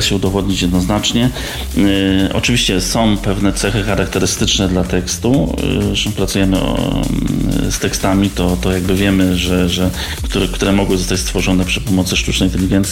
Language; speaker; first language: Polish; native; Polish